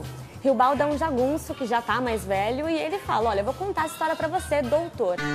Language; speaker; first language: Portuguese; native; Portuguese